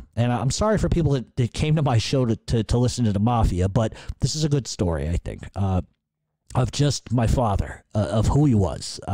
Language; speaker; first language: English; native; English